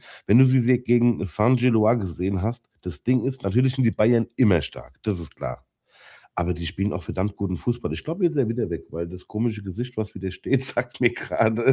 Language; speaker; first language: German; native; German